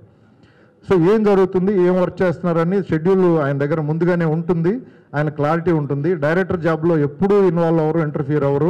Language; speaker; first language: Telugu; native; Telugu